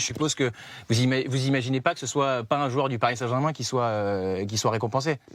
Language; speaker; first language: French; native; French